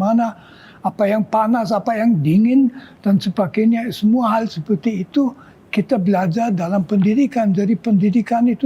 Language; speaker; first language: Indonesian; non-native, fluent; German